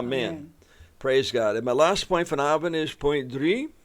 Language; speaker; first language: Dutch; non-native, fluent; English